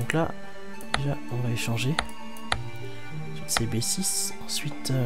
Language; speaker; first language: French; native; French